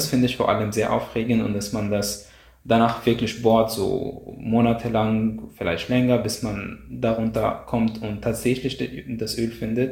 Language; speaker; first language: German; non-native, fluent; Arabic